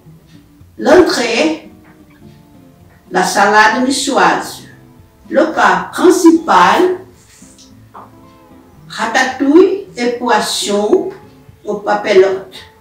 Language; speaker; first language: French; non-native, learner; Portuguese